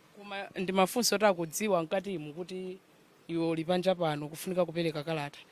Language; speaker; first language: Nyanja; native; Nyanja